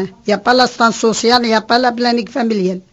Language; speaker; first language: French; non-native, learner; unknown